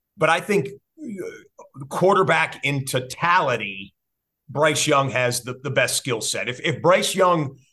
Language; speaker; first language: English; native; English